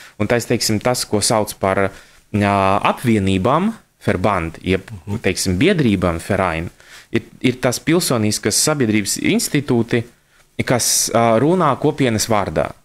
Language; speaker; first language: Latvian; non-native, local second language; Russian